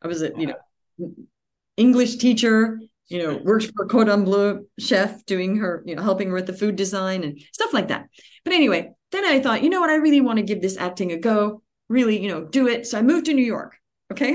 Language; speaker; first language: English; native; English